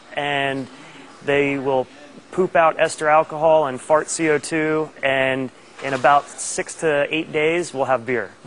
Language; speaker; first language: English; native; English